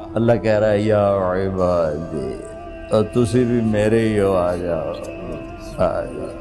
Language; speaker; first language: Urdu; non-native, local second language; Punjabi